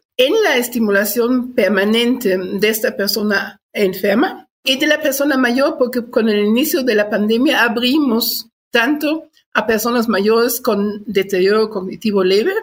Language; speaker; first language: Spanish; non-native, fluent; German